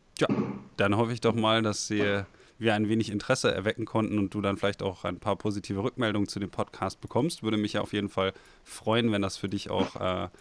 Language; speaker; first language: German; native; German